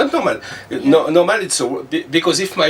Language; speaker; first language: English; non-native, learner; French